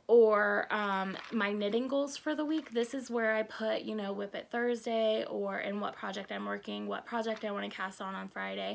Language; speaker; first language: English; native; English